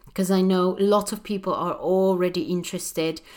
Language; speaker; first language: English; non-native, fluent; Polish